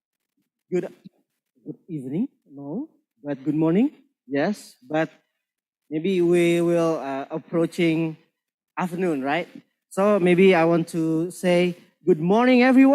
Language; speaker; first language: English; non-native, fluent; Indonesian